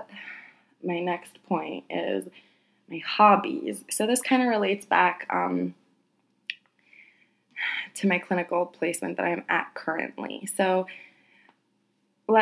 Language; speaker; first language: English; native; English